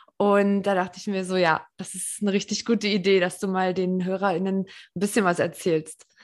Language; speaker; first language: German; native; German